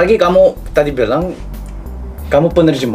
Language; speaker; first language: Indonesian; non-native, fluent; Korean